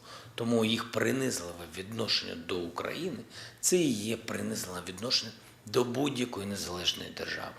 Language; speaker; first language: Ukrainian; non-native, local second language; Russian